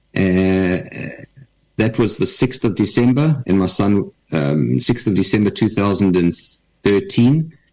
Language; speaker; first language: English; native; English